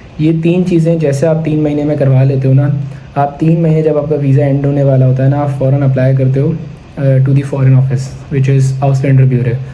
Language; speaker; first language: Urdu; native; Urdu